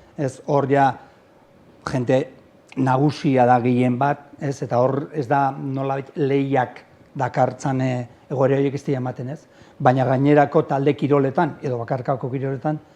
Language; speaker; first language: Basque; native; Basque